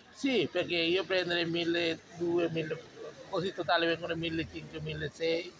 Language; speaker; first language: Italian; non-native, fluent; Sinhala